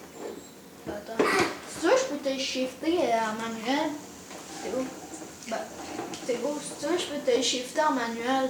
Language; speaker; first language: French; native; French